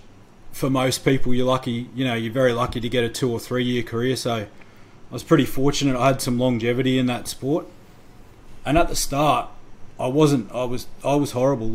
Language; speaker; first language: English; native; English